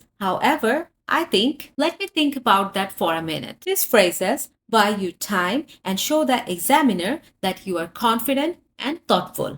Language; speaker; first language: English; non-native, fluent; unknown